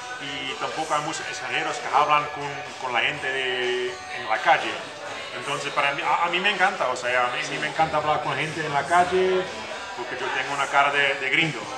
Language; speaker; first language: Spanish; non-native, fluent; Dutch